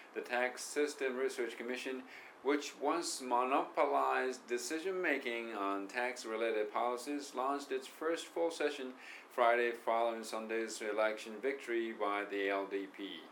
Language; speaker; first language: English; non-native, fluent; Japanese